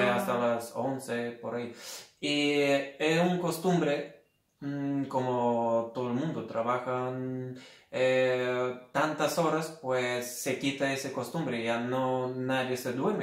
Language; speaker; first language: Spanish; non-native, fluent; Lithuanian